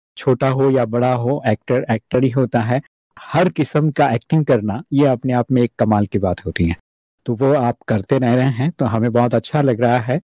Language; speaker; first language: Hindi; native; Hindi